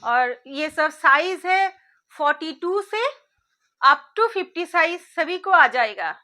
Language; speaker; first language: Hindi; non-native, local second language; Bangla